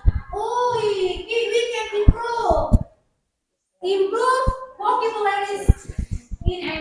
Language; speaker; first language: English; non-native, fluent; Indonesian